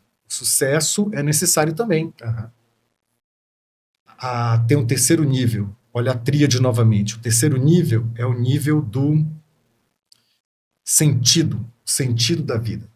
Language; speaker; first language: Portuguese; native; Portuguese